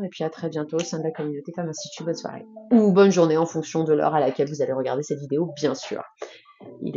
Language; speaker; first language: French; native; French